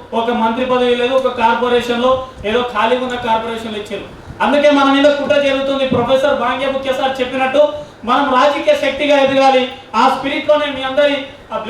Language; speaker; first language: Telugu; non-native, local second language; Lambadi